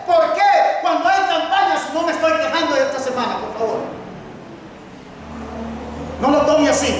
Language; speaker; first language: Spanish; native; Spanish